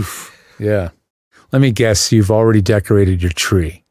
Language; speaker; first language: English; native; English